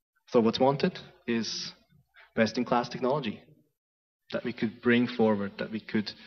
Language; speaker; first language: English; non-native, fluent; German